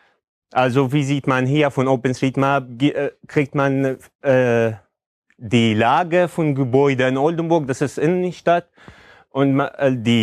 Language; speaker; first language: German; non-native, fluent; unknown